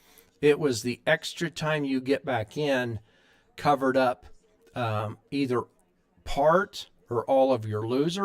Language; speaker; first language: English; native; English